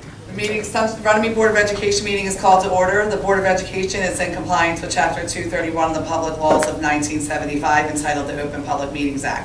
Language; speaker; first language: English; native; English